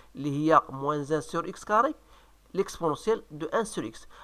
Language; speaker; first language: French; non-native, local second language; Arabic